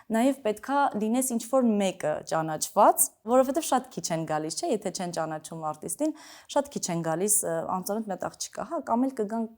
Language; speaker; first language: Armenian; early bilingual, other home language; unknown